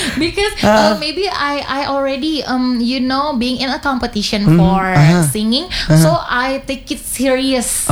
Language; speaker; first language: English; non-native, learner; Indonesian